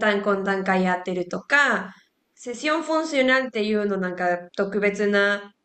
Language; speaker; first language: Japanese; non-native, fluent; Spanish